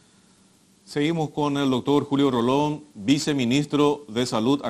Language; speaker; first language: Spanish; native; Spanish